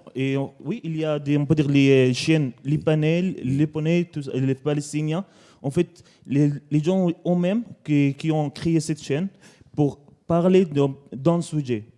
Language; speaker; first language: French; non-native, learner; Arabic